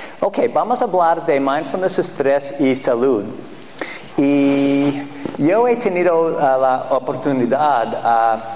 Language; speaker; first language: Spanish; non-native, fluent; English